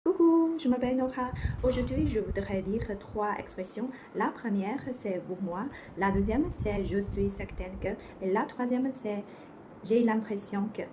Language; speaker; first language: French; non-native, learner; Chinese